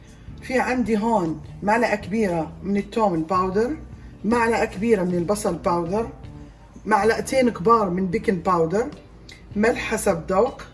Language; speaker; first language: Arabic; native; Arabic